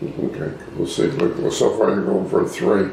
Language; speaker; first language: English; native; English